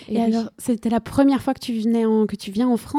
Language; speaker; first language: French; native; French